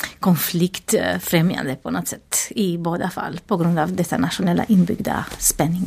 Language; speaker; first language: Swedish; non-native, fluent; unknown